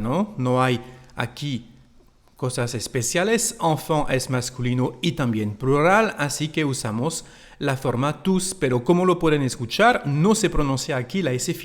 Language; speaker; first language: Spanish; non-native, fluent; French